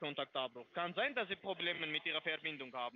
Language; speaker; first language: German; non-native, fluent; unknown